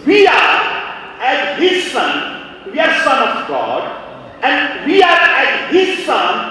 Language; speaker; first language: English; non-native, local second language; Hindi